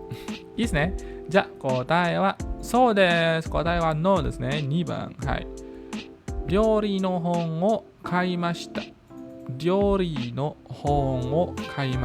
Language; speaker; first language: Japanese; non-native, fluent; Indonesian